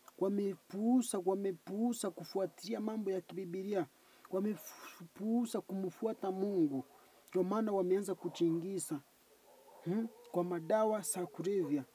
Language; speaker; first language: Swahili; non-native, local second language; Gusii